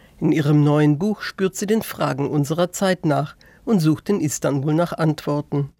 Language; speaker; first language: German; native; German